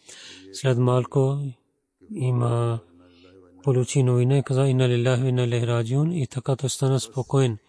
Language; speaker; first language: Bulgarian; non-native, learner; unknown